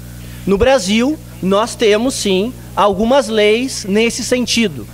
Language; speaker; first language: Portuguese; native; Portuguese